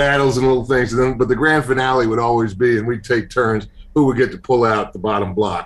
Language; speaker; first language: English; native; English